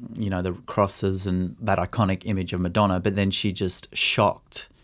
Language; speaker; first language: English; native; English